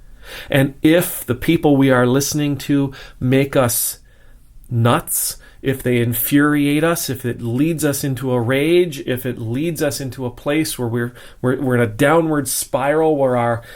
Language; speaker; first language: English; native; English